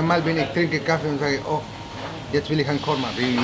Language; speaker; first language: German; non-native, fluent; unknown